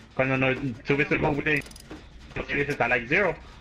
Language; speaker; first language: Spanish; early bilingual, heritage; Spanish